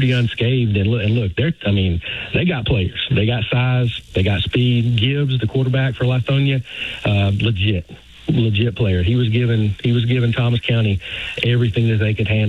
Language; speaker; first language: English; native; English